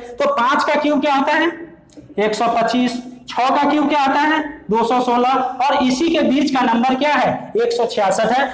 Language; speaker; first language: Hindi; native; Hindi